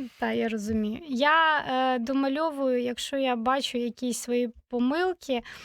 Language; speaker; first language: Ukrainian; non-native, local second language; Russian